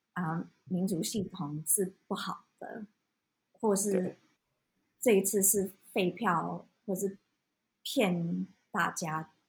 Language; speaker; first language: Chinese; non-native, fluent; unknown